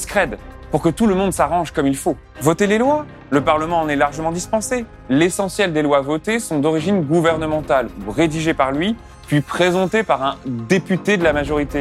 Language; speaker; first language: French; native; French